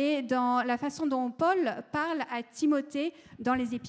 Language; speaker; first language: French; native; French